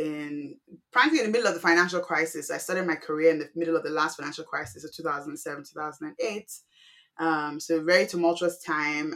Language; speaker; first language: English; non-native, local second language; Yoruba